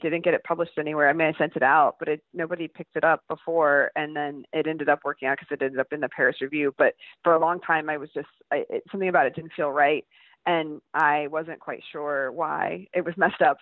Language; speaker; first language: English; native; English